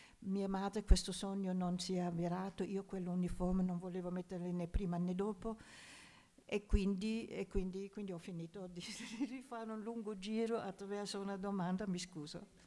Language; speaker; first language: Italian; non-native, fluent; German